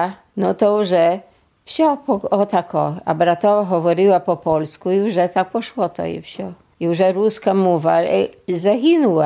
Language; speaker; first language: Polish; non-native, local second language; Russian